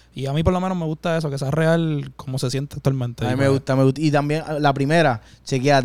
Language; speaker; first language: Spanish; native; Spanish